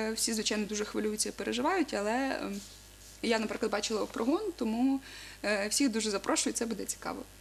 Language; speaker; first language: Ukrainian; native; Ukrainian